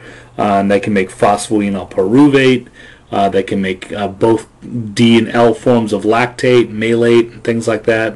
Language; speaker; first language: English; native; English